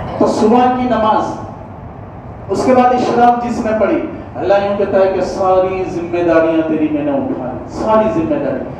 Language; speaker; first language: Urdu; native; Urdu